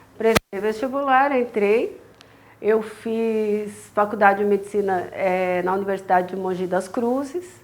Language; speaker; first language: Portuguese; native; Portuguese